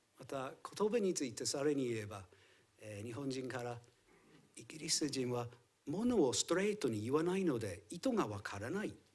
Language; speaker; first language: Japanese; non-native, fluent; English